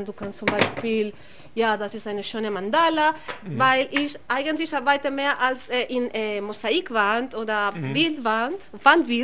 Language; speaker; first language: German; non-native, learner; Spanish